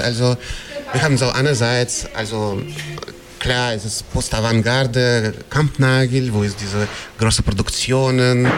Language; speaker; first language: German; non-native, fluent; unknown